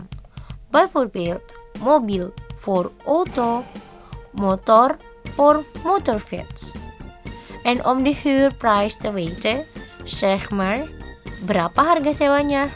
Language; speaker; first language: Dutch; non-native, learner; Indonesian